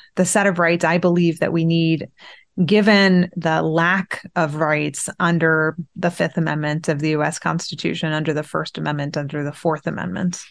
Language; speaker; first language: English; early bilingual, other home language; Persian